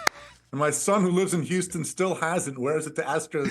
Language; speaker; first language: English; native; English